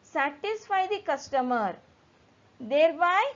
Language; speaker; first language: English; non-native, local second language; Kannada